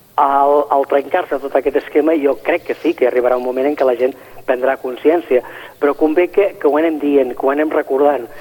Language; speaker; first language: Catalan; native; Catalan